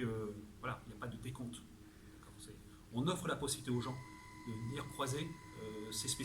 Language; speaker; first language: French; native; French